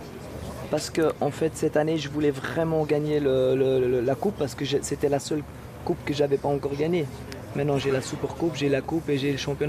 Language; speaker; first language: French; non-native, local second language; Dutch